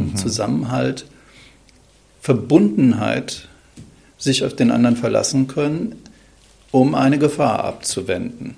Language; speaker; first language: German; native; German